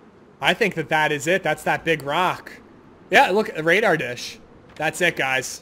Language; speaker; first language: English; native; English